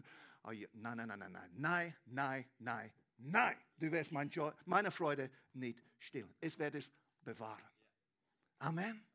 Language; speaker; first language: German; non-native, learner; English